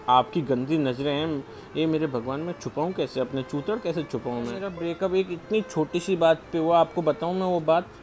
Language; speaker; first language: Hindi; native; Hindi